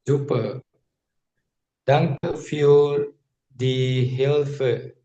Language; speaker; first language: German; non-native, learner; Indonesian